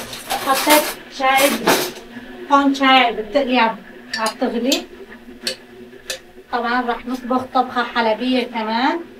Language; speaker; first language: Arabic; non-native, local second language; Kurdish